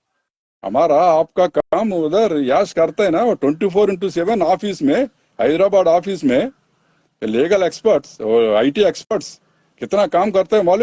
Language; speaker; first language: Hindi; non-native, local second language; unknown